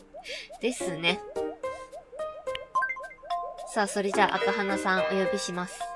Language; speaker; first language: Japanese; native; Japanese